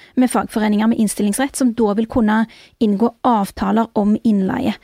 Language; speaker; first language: Norwegian; native; Norwegian